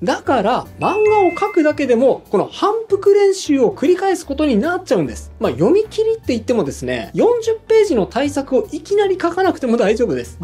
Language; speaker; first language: Japanese; native; Japanese